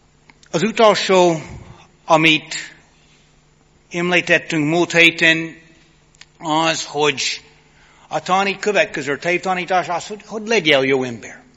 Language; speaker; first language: Hungarian; non-native, fluent; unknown